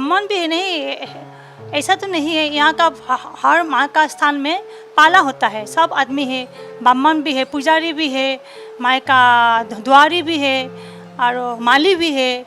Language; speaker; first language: Hindi; non-native, local second language; Assamese